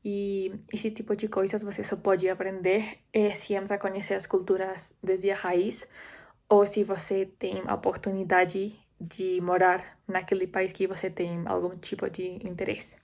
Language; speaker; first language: Portuguese; non-native, fluent; Spanish